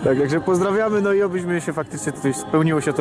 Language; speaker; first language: Polish; native; Polish